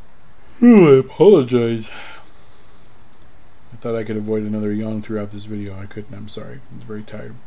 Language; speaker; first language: English; native; English